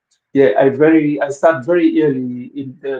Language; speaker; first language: English; non-native, fluent; Wolof